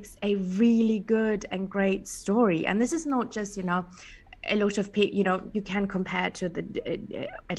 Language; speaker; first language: English; non-native, fluent; German